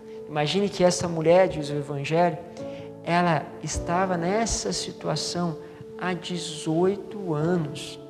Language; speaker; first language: Portuguese; native; Portuguese